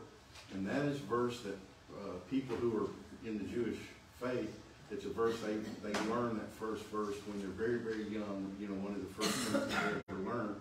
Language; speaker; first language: English; native; English